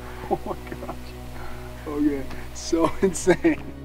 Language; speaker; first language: English; native; English